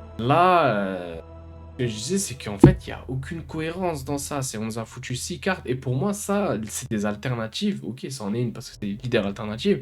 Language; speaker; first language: French; native; French